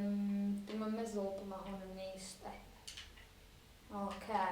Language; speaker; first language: Welsh; native; Welsh